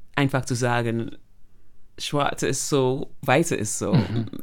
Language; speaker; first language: German; non-native, fluent; English